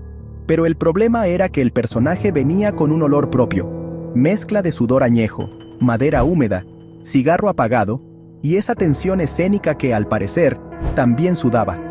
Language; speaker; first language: Spanish; native; Spanish